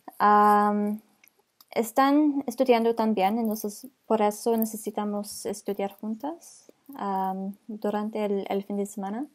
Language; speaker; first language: Spanish; non-native, learner; English